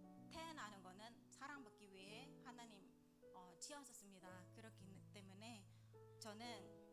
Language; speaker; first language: Korean; non-native, learner; Vietnamese